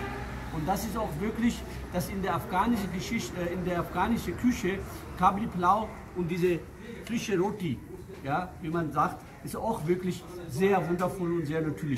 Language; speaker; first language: German; non-native, fluent; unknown